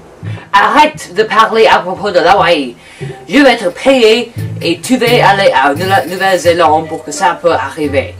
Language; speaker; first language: French; non-native, learner; English